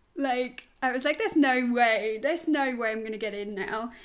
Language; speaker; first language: English; non-native, fluent; Swiss German